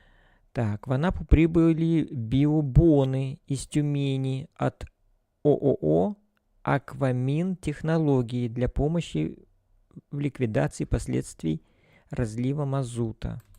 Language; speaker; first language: Russian; native; Russian